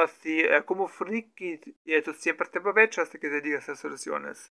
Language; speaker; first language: Spanish; non-native, learner; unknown